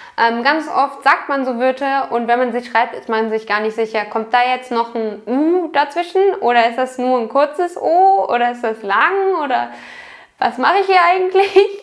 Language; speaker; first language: German; native; German